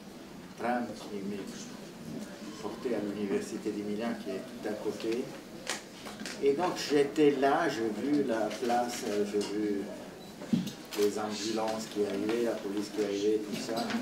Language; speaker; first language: French; non-native, fluent; Italian